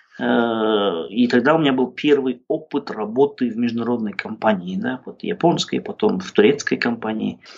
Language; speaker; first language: Russian; non-native, local second language; Kazakh